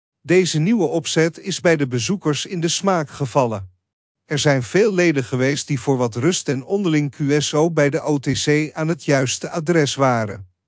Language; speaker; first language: Dutch; native; Dutch